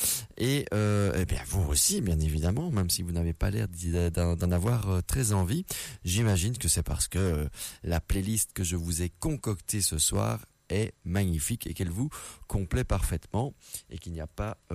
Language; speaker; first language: French; native; French